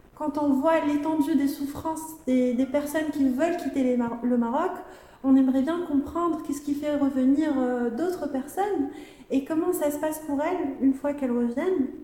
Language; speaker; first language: French; non-native, local second language; Arabic